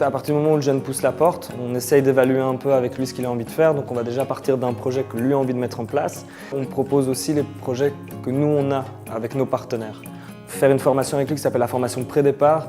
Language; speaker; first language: French; native; French